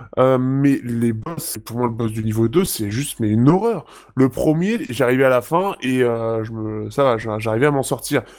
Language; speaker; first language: French; native; French